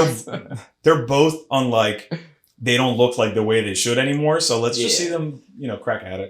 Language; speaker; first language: English; native; English